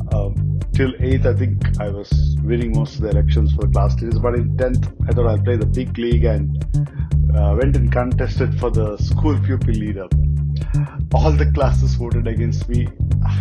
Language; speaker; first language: English; non-native, local second language; Kannada